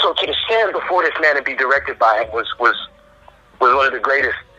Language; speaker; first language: English; native; English